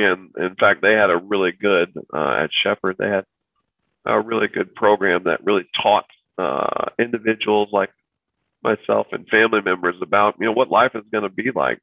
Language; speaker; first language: English; native; English